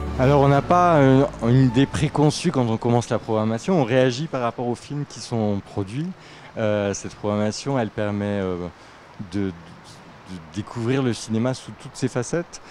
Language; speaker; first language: French; native; French